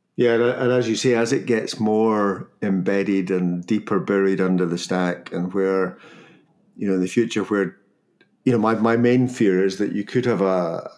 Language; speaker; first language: English; native; English